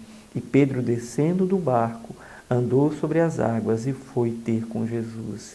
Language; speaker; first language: Portuguese; native; Portuguese